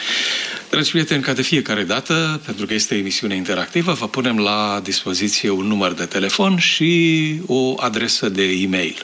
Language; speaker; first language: Romanian; native; Romanian